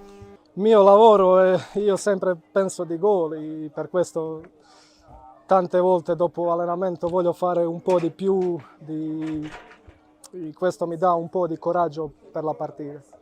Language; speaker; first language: Italian; non-native, learner; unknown